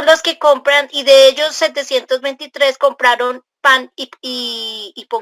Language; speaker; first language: Spanish; native; Spanish